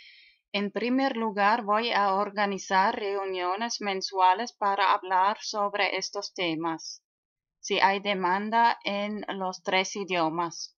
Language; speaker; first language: Spanish; non-native, fluent; German